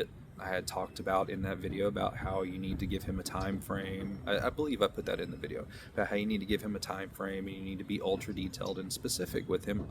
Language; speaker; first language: English; native; English